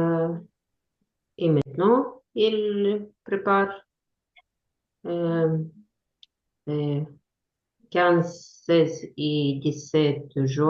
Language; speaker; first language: French; non-native, learner; Ukrainian